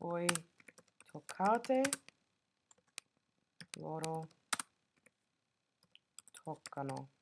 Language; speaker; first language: Italian; non-native, fluent; English